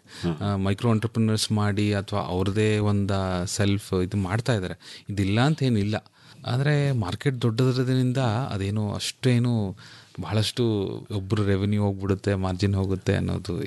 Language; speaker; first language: Kannada; native; Kannada